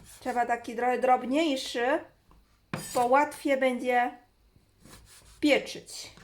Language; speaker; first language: Polish; non-native, learner; Chinese